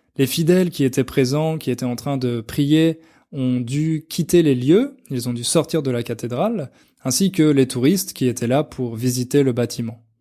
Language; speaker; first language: French; native; French